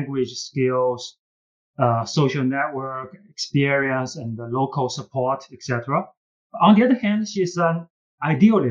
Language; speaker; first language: English; non-native, fluent; Chinese